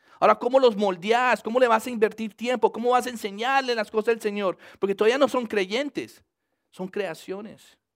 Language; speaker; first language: Spanish; early bilingual, heritage; Spanish